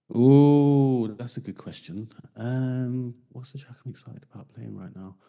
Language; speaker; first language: English; native; English